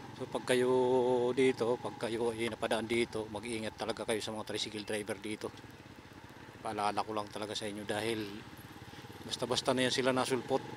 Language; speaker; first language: Filipino; native; Filipino